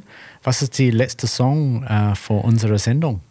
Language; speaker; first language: German; non-native, learner; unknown